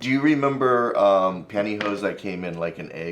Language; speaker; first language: English; native; English